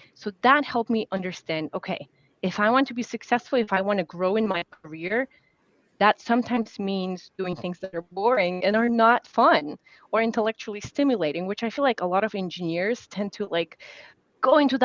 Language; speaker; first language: English; non-native, fluent; Polish